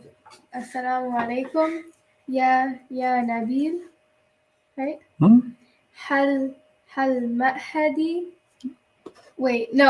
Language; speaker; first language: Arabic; non-native, learner; English